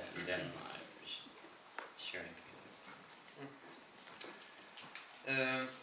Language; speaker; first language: English; non-native, learner; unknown